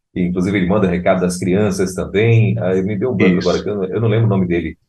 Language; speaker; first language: Portuguese; native; Portuguese